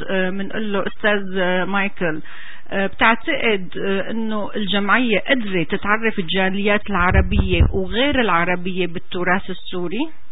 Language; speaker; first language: Arabic; native; Arabic